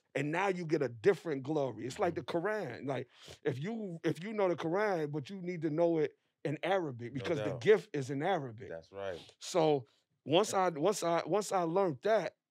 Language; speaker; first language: English; native; English